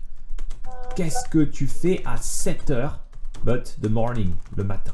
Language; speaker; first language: French; native; French